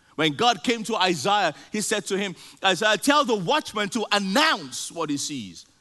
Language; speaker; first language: English; non-native, local second language; Yoruba